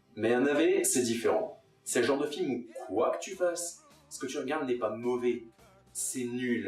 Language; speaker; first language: French; native; French